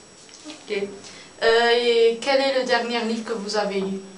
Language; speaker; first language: French; non-native, learner; Portuguese